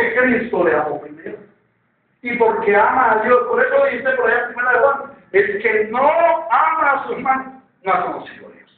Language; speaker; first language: Spanish; native; Spanish